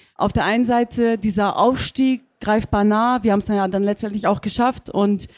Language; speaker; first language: German; native; German